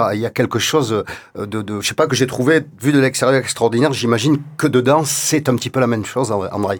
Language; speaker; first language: French; native; French